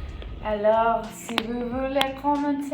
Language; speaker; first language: French; non-native, learner; English